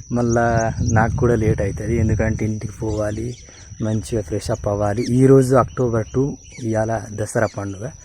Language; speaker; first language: Telugu; non-native, local second language; Gondi